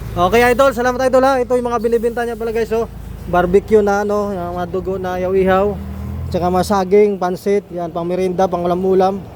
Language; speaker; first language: Filipino; native; Filipino